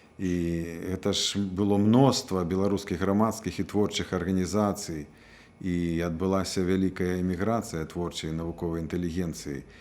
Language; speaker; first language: Belarusian; native; Belarusian